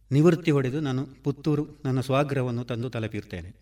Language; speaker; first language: Kannada; native; Kannada